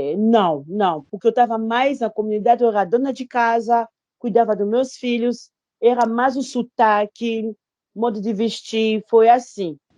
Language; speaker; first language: Portuguese; non-native, fluent; Lingala